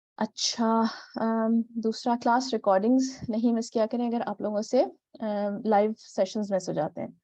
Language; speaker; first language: Urdu; native; Urdu